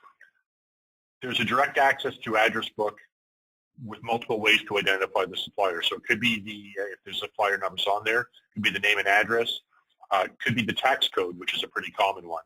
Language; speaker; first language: English; native; English